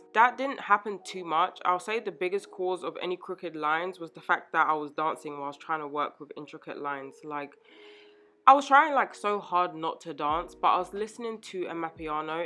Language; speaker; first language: English; native; English